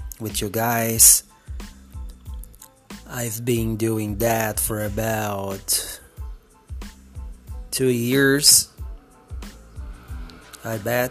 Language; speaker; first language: English; non-native, fluent; Portuguese